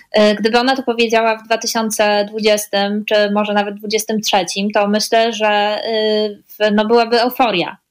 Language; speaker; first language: Polish; native; Polish